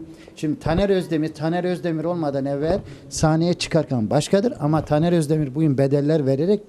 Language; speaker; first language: Turkish; native; Turkish